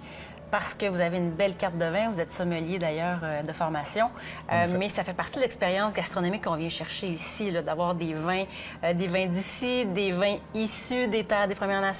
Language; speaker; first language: French; native; French